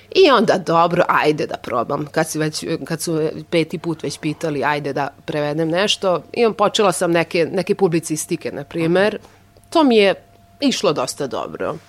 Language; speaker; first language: Serbian; non-native, local second language; Hungarian